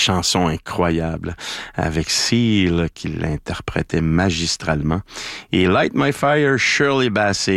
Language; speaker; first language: French; native; French